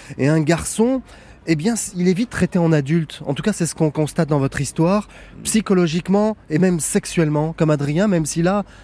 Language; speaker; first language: French; native; French